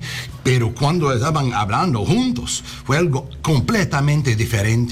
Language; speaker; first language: Spanish; non-native, learner; English